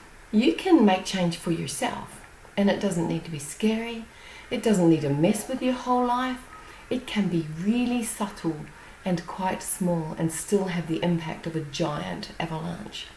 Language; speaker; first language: English; native; English